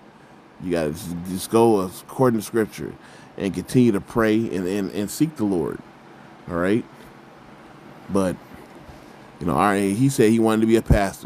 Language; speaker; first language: English; native; English